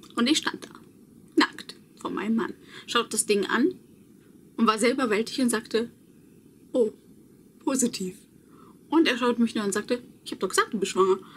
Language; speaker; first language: German; early bilingual, other home language; Polish